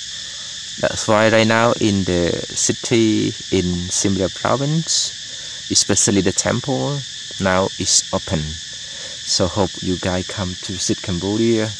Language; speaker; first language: English; non-native, learner; Khmer